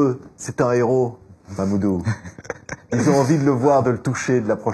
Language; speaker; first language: French; native; French